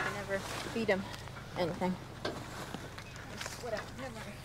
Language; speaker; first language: English; native; English